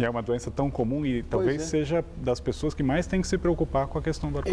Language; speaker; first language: Portuguese; native; Portuguese